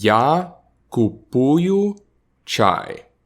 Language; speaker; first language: Ukrainian; non-native, fluent; English